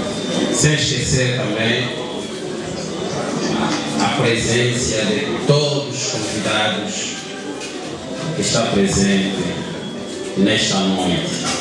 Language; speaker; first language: Portuguese; non-native, fluent; French